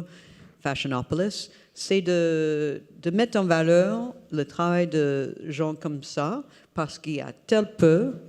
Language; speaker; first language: French; non-native, fluent; English